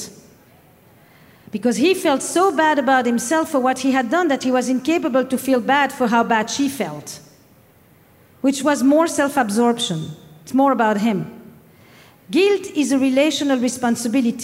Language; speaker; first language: English; non-native, fluent; French